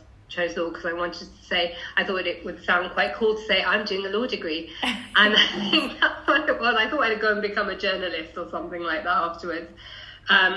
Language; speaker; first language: English; native; English